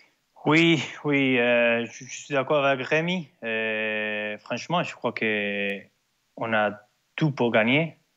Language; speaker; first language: French; non-native, learner; Spanish